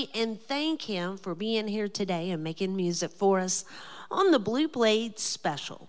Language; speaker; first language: English; native; English